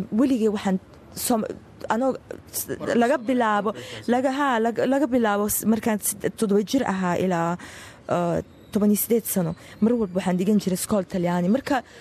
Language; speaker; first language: Somali; early bilingual, heritage; Somali